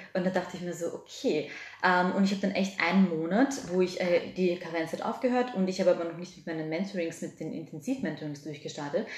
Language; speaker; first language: German; early bilingual, other home language; Serbian